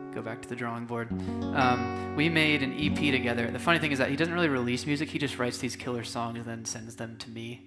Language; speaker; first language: English; native; English